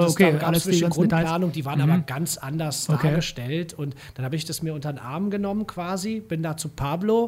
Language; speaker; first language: German; native; German